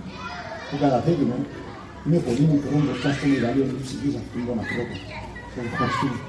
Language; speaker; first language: Greek; native; Greek